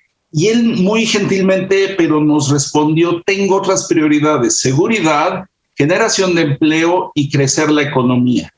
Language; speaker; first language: Spanish; native; Spanish